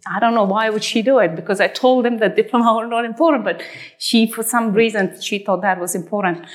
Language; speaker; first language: English; non-native, fluent; Persian